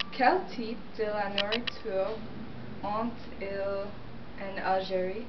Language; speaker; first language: French; non-native, learner; English